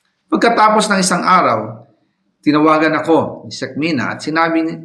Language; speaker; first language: Filipino; native; Filipino